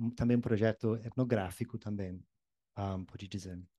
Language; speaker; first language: Portuguese; non-native, fluent; English